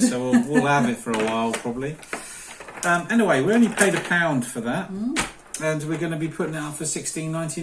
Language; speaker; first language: English; native; English